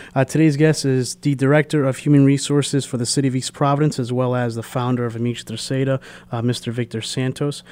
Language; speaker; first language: English; early bilingual, other home language; Portuguese